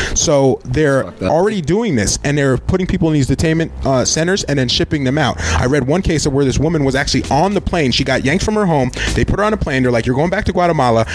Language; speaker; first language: English; native; English